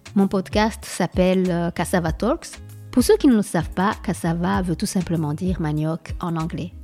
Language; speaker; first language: French; non-native, local second language; Kinyarwanda